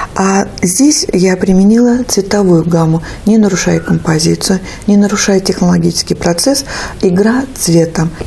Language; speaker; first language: Russian; native; Russian